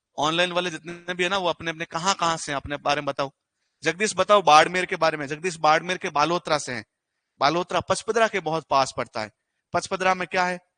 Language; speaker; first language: Hindi; native; Hindi